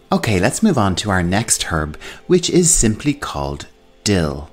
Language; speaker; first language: English; native; English